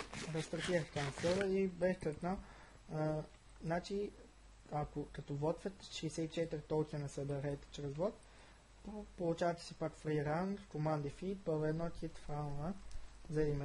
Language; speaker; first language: Bulgarian; native; Bulgarian